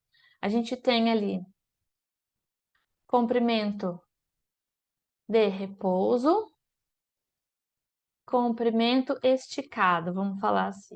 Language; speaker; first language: Portuguese; native; Portuguese